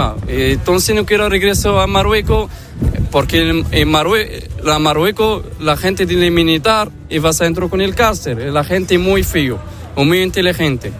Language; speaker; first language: Spanish; non-native, learner; Arabic